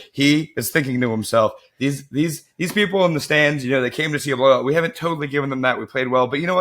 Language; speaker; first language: English; native; English